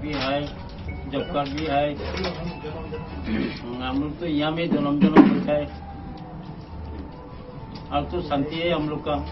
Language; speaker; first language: Hindi; non-native, local second language; Bangla